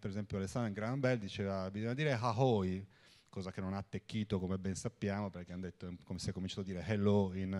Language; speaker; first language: Italian; native; Italian